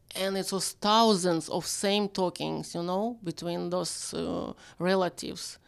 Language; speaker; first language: English; non-native, learner; Ukrainian